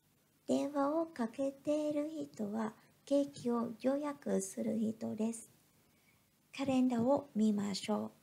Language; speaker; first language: Japanese; non-native, fluent; Vietnamese